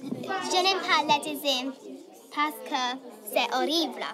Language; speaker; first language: French; non-native, learner; English